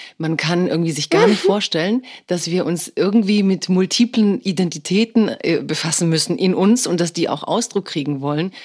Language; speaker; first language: German; early bilingual, other home language; Croatian